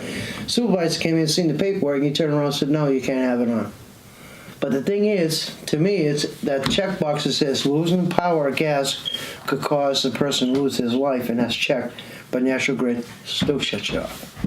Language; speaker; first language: English; native; English